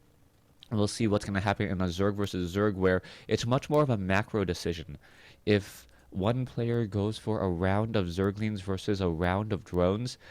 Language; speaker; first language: English; native; English